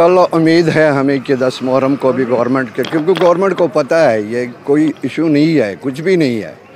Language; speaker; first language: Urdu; non-native, local second language; Kashmiri